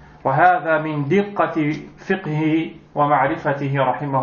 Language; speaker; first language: Arabic; non-native, fluent; French